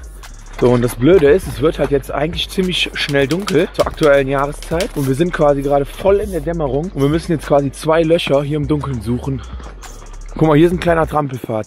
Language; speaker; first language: German; native; German